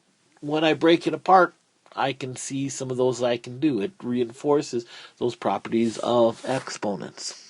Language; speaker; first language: English; native; English